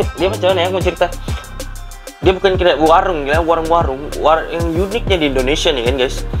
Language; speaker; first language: Malay; native; Malay